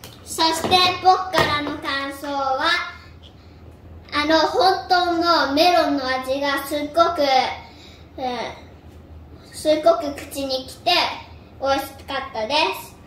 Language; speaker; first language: Japanese; early bilingual, heritage; Japanese